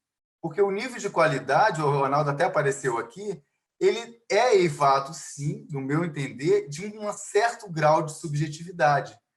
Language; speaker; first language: Portuguese; native; Portuguese